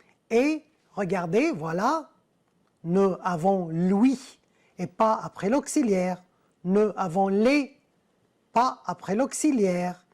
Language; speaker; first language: French; non-native, fluent; Arabic